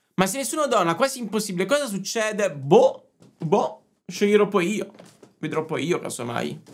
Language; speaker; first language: Italian; native; Italian